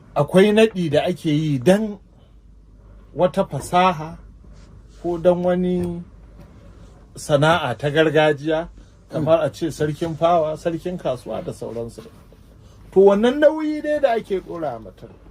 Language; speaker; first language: Hausa; native; Hausa